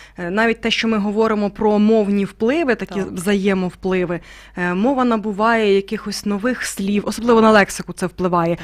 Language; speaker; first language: Ukrainian; native; Ukrainian